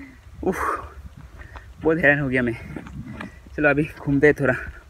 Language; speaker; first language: Hindi; non-native, local second language; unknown